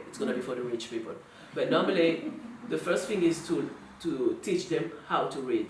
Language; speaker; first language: English; non-native, learner; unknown